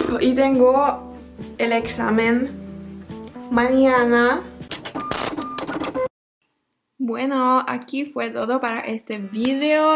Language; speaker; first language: Spanish; non-native, learner; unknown